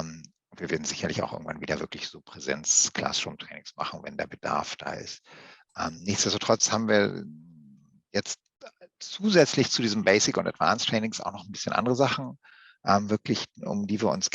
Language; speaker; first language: German; native; German